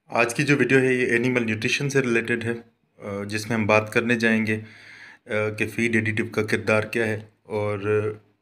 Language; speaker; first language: Urdu; non-native, local second language; Sindhi